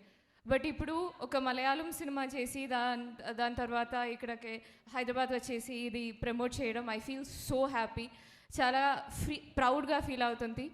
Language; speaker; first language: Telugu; non-native, learner; Malayalam